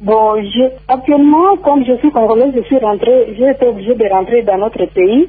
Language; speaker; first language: French; non-native, local second language; Nande